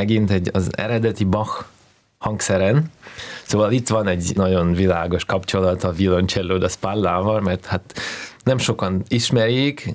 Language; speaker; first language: Hungarian; non-native, fluent; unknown